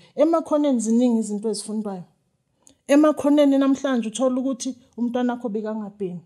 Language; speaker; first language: Zulu; native; Zulu